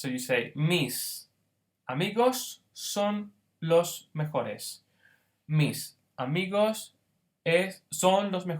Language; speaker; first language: Spanish; non-native, fluent; English